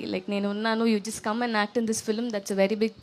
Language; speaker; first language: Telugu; non-native, fluent; Tamil